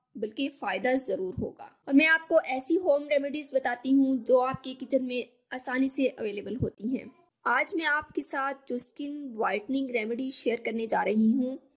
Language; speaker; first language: Urdu; native; Urdu